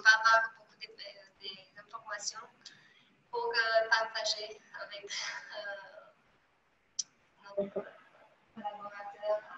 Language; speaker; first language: French; non-native, fluent; Romanian